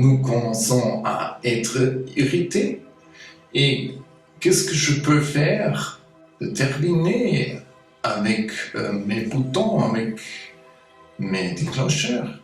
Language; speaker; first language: French; non-native, fluent; German